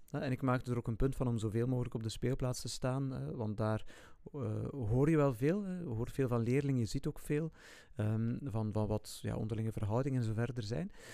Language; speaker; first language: Dutch; native; Dutch